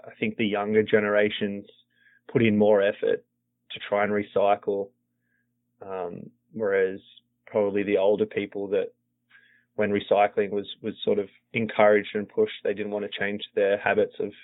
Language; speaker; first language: English; native; English